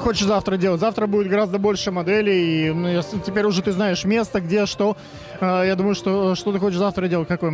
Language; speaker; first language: Russian; native; Russian